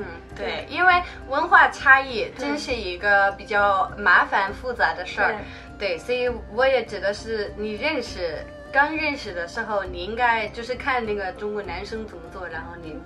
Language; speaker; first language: Chinese; non-native, fluent; Danish